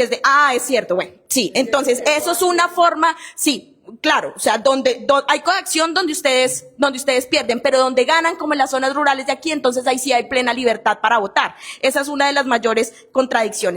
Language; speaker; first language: Spanish; native; Spanish